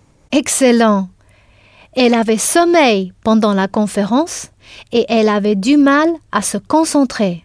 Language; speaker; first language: French; non-native, fluent; English